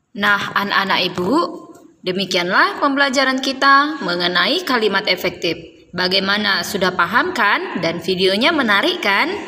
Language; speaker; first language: Indonesian; native; Indonesian